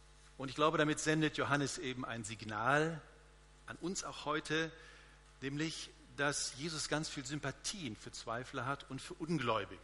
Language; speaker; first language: German; native; German